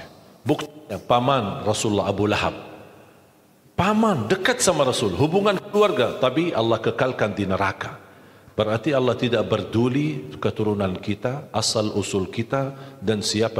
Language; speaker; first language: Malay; non-native, fluent; Arabic